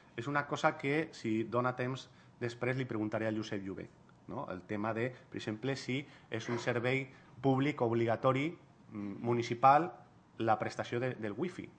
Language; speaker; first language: Catalan; non-native, local second language; Spanish